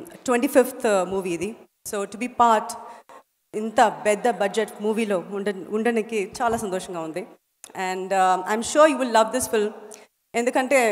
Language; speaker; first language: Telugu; non-native, fluent; Tamil